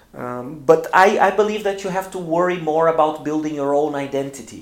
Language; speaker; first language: English; non-native, fluent; Portuguese